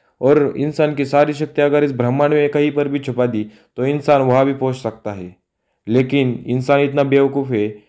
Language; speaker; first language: Hindi; non-native, local second language; Marathi